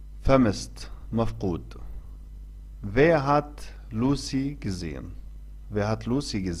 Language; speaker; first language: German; non-native, fluent; Arabic